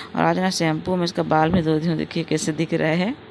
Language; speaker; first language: Hindi; non-native, local second language; Odia